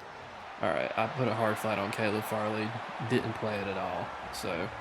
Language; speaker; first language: English; native; English